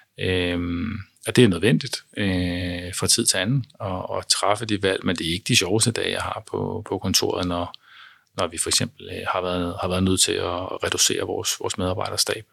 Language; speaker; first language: Danish; native; Danish